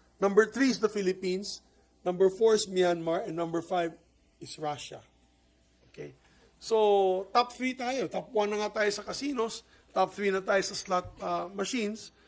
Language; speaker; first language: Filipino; non-native, local second language; Cebuano